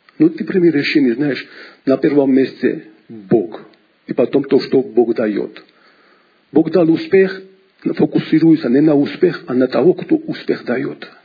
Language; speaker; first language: Russian; non-native, local second language; Georgian